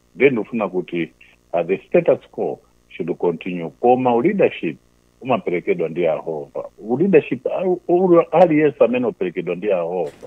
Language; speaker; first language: Nyanja; non-native, local second language; Tumbuka